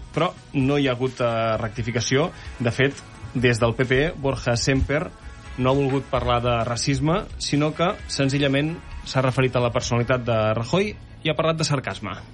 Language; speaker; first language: Catalan; native; Catalan